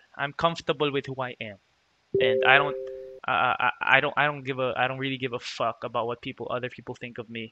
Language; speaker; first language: English; non-native, local second language; Filipino